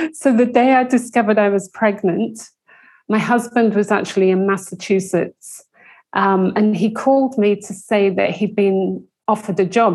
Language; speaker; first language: English; native; English